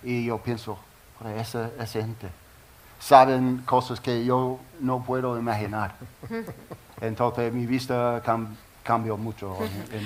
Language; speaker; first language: Spanish; non-native, learner; English